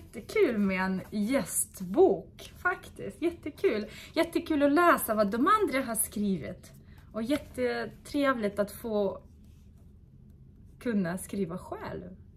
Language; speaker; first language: Swedish; non-native, fluent; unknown